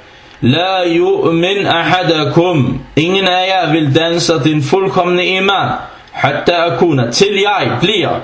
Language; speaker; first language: Danish; non-native, fluent; Arabic